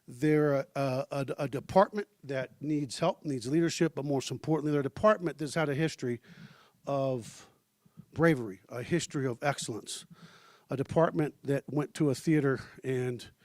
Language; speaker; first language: English; early bilingual, heritage; Spanish